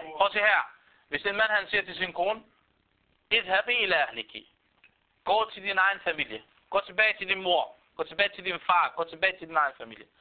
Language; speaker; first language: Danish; non-native, fluent; Arabic